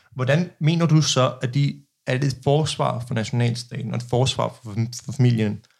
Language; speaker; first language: Danish; early bilingual, other home language; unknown